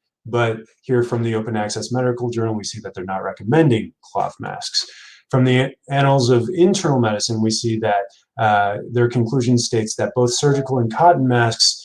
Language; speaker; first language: English; native; English